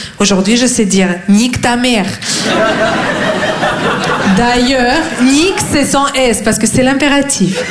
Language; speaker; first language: French; non-native, fluent; Russian